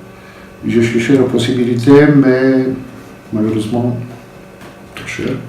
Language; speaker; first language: French; non-native, fluent; Bulgarian